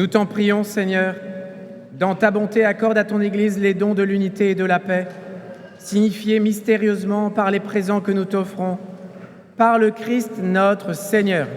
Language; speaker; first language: French; native; French